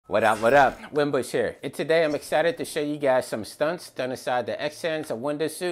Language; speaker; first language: English; native; English